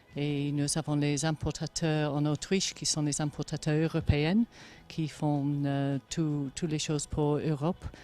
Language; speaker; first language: French; non-native, fluent; English